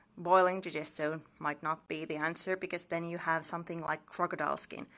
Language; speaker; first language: English; non-native, fluent; Finnish